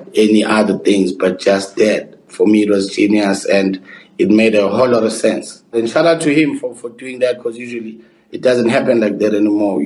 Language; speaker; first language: English; non-native, local second language; Zulu